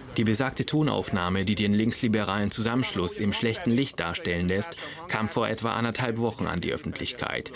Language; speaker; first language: German; non-native, fluent; Hungarian